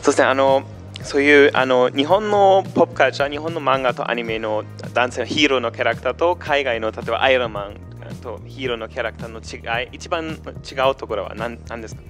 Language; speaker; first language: Japanese; non-native, fluent; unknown